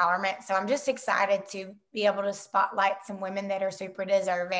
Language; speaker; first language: English; native; English